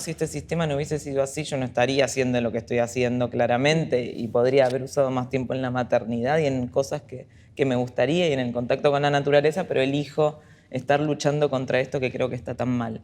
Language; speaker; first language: Spanish; native; Spanish